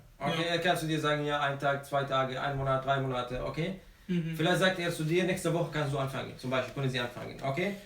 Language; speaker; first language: German; non-native, fluent; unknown